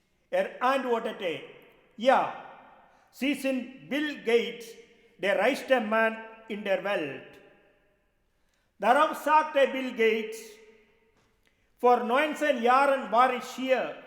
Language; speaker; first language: German; non-native, fluent; Malayalam